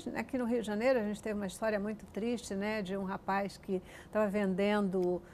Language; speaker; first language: Portuguese; native; Portuguese